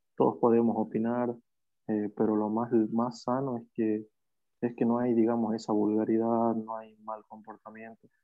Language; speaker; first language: Spanish; native; Spanish